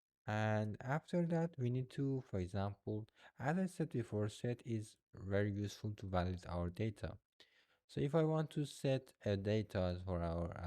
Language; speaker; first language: English; non-native, fluent; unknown